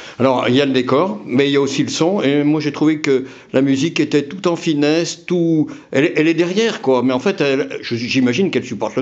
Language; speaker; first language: French; native; French